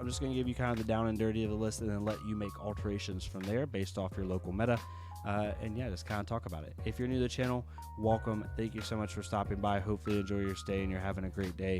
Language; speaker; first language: English; native; English